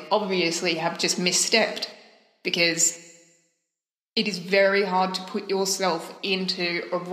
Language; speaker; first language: English; native; English